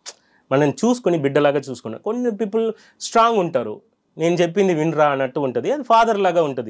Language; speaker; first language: Telugu; non-native, fluent; Tamil